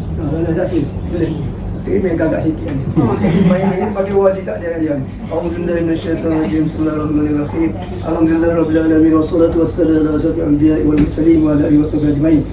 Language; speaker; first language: Malay; native; Malay